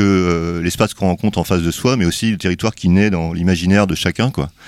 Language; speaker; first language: French; native; French